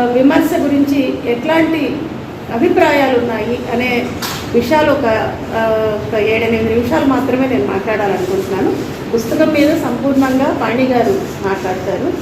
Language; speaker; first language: Telugu; native; Telugu